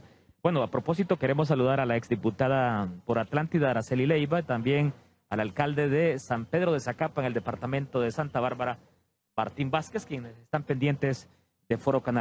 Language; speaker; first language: Spanish; native; Spanish